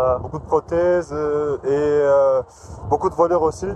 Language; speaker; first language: French; non-native, fluent; Turkish